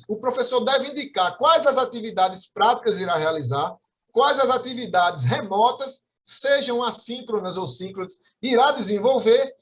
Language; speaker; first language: Portuguese; native; Portuguese